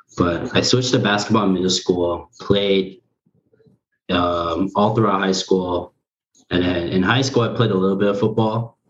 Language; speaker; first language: English; early bilingual, other home language; Korean